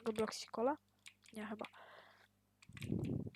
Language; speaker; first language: Polish; native; Polish